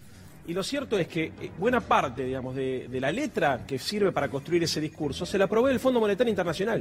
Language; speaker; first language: Spanish; native; Spanish